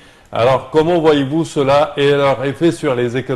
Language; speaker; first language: French; non-native, fluent; Arabic